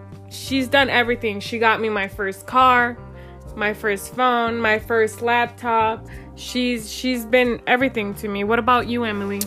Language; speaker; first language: English; early bilingual, other home language; Spanish